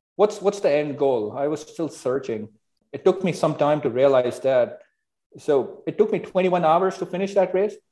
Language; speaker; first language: English; non-native, local second language; Hindi